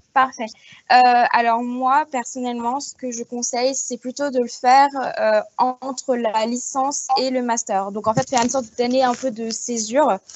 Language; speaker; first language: French; native; French